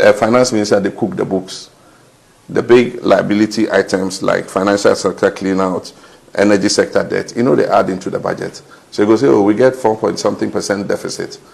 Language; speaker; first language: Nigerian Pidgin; non-native, fluent; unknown